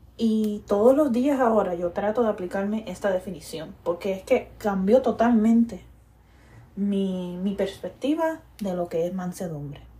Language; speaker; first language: Spanish; early bilingual, heritage; Spanish